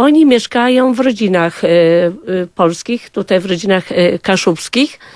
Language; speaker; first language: Polish; non-native, local second language; Kashubian